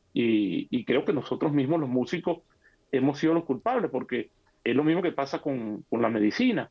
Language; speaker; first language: Spanish; native; Spanish